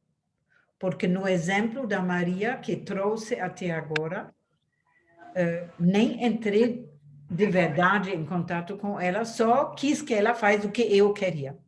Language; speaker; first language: Portuguese; non-native, fluent; German